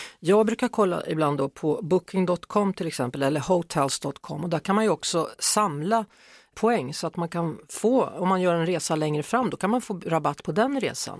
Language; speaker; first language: Swedish; native; Swedish